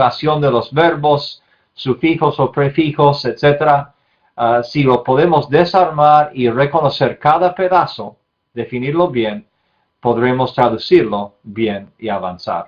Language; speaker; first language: Spanish; non-native, fluent; English